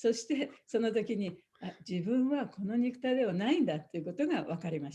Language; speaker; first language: Japanese; native; Japanese